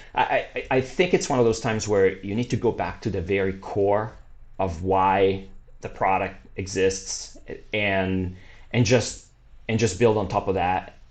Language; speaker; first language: English; non-native, fluent; Italian